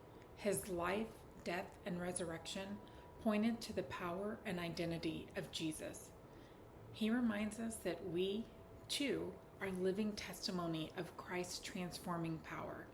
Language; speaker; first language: English; native; English